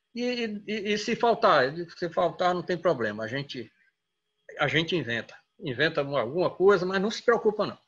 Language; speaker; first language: Portuguese; native; Portuguese